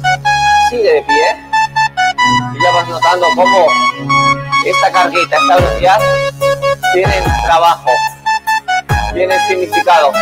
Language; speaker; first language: Spanish; native; Spanish